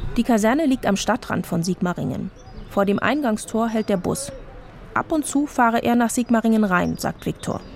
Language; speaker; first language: German; native; German